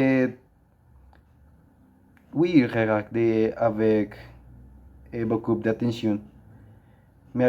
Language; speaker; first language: French; non-native, learner; Spanish